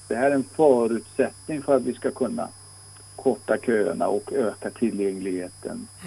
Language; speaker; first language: Swedish; non-native, fluent; Persian